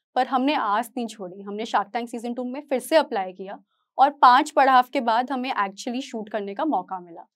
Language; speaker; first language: Hindi; native; Hindi